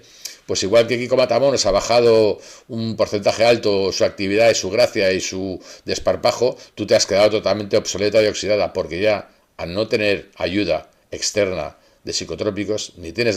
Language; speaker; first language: Spanish; native; Spanish